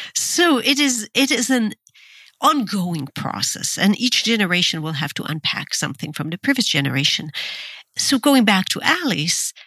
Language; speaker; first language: English; non-native, fluent; Hebrew